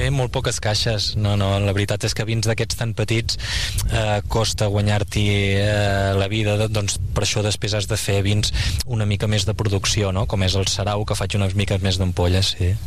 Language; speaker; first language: Catalan; native; Catalan